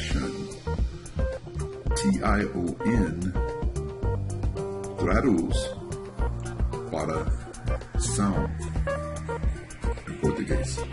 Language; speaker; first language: Portuguese; non-native, learner; English